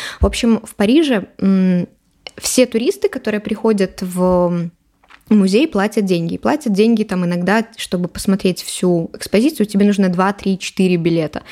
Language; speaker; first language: Russian; native; Russian